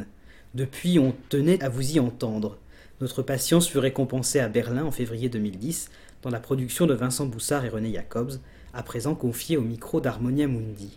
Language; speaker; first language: French; native; French